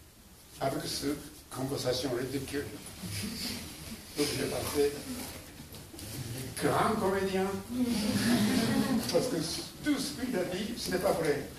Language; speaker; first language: French; non-native, learner; Japanese